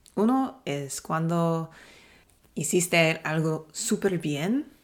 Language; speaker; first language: Spanish; native; Spanish